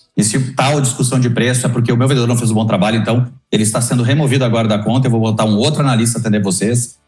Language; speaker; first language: Portuguese; native; Portuguese